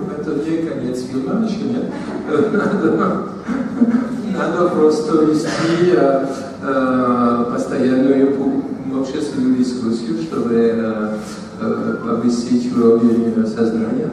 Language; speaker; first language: Russian; non-native, fluent; French